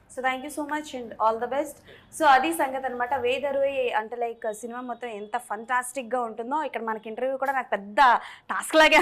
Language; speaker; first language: Telugu; native; Telugu